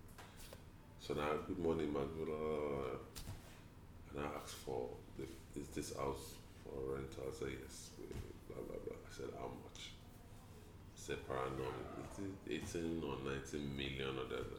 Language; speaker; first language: English; non-native, local second language; Yoruba